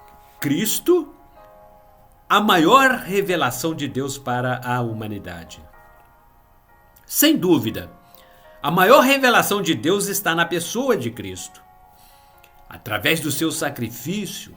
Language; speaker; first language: Portuguese; native; Portuguese